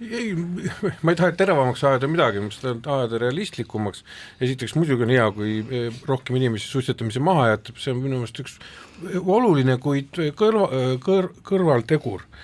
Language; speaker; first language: Estonian; native; Estonian